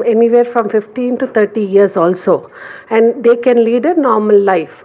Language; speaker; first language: English; non-native, local second language; Telugu